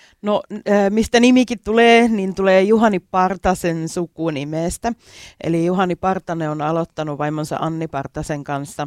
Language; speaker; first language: Finnish; native; Finnish